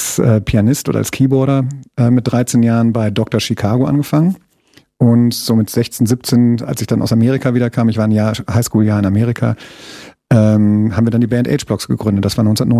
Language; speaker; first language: German; native; German